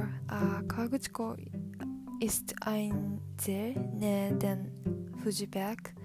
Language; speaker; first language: German; non-native, learner; Japanese